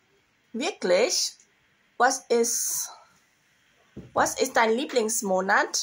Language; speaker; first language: German; non-native, fluent; Thai